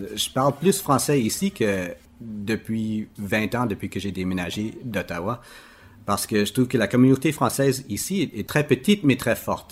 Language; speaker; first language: French; native; French